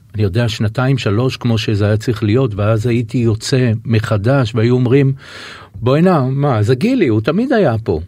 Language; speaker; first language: Hebrew; native; Hebrew